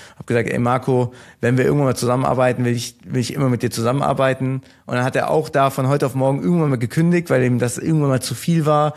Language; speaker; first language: German; early bilingual, other home language; Turkish